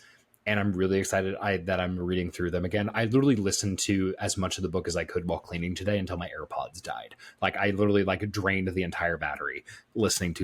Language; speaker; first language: English; native; English